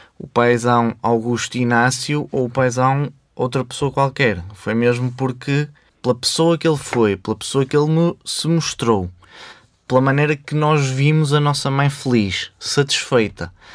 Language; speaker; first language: Portuguese; native; Portuguese